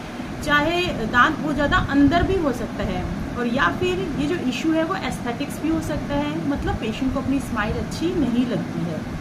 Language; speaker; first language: Hindi; native; Hindi